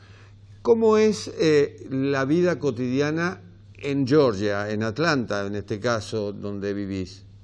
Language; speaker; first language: Spanish; native; Spanish